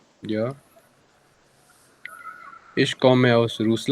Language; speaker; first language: German; non-native, fluent; Hindi